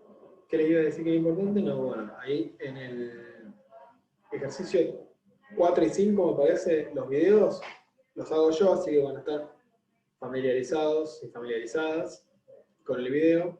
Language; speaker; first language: Spanish; native; Spanish